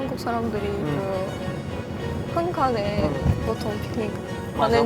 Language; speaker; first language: Korean; non-native, learner; Russian